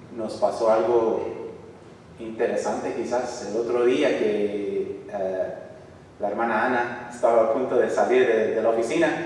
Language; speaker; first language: Spanish; non-native, fluent; English